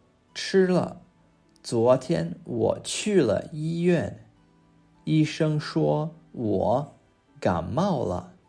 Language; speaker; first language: Chinese; non-native, fluent; English